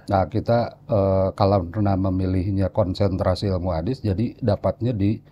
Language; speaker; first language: Indonesian; native; Indonesian